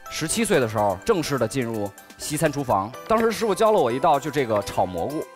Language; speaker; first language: Chinese; native; Chinese